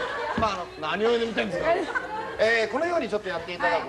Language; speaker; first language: Japanese; native; Japanese